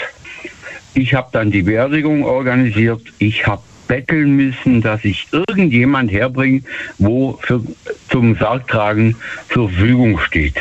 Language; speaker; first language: German; native; German